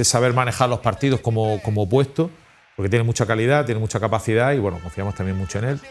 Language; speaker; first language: Spanish; native; Spanish